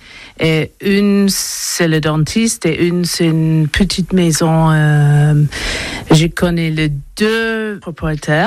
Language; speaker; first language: French; non-native, learner; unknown